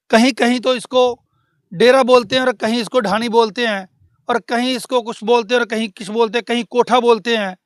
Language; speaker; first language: Hindi; non-native, local second language; Punjabi